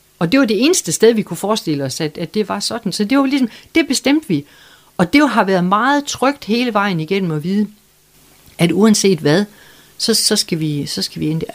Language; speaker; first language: Danish; native; Danish